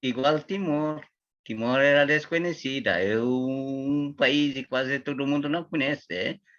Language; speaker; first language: Portuguese; non-native, learner; Tetum